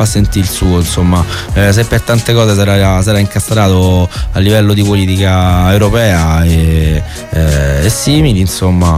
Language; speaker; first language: Italian; native; Italian